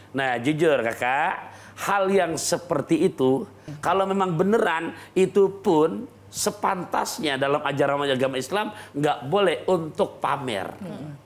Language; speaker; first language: Indonesian; native; Indonesian